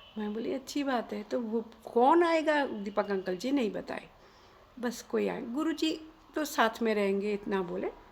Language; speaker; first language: Hindi; non-native, local second language; Bangla